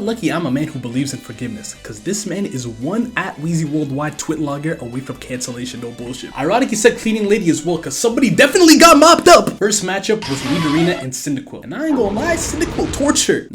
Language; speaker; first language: English; native; English